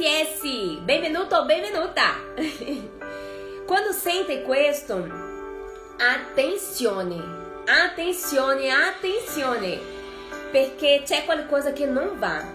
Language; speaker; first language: Italian; non-native, fluent; Portuguese